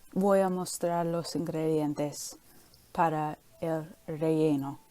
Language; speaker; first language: Spanish; non-native, learner; English